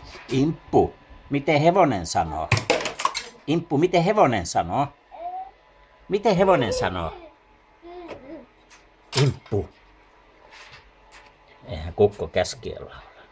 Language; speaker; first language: Finnish; native; Finnish